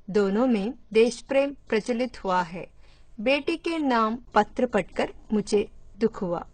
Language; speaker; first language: Hindi; non-native, local second language; Malayalam